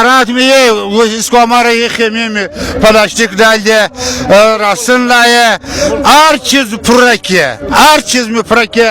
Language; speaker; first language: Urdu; non-native, local second language; Pashto